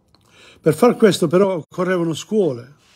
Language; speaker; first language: Italian; non-native, fluent; English